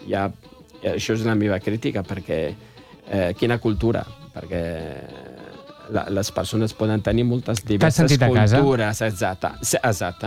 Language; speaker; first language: Catalan; non-native, fluent; Riffian